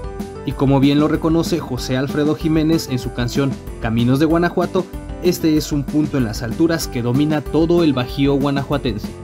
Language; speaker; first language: Spanish; native; Spanish